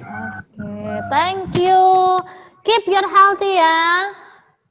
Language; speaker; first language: English; non-native, fluent; Indonesian